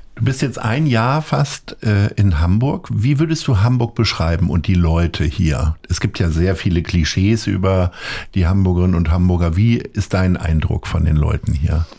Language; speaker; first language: German; native; German